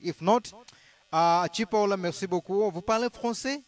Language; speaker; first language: French; non-native, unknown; Luo (Kenya and Tanzania)